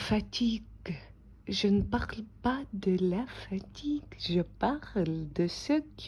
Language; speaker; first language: French; non-native, fluent; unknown